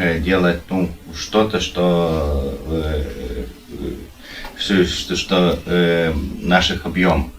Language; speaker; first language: Russian; non-native, learner; Lithuanian